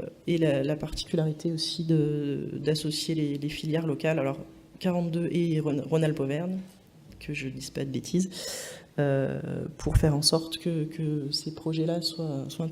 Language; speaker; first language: French; native; French